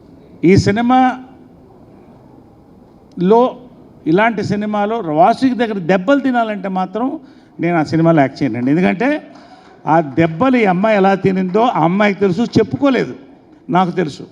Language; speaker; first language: Telugu; native; Telugu